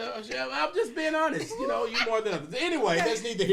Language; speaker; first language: English; native; English